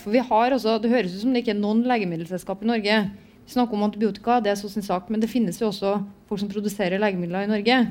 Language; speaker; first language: Norwegian; native; Norwegian